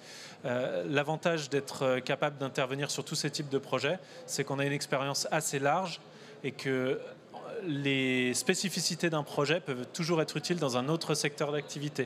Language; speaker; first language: French; native; French